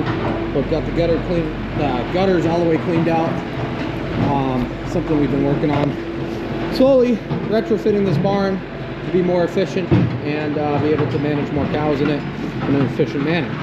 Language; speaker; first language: English; native; English